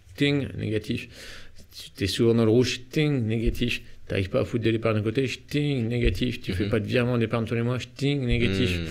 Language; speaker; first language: French; native; French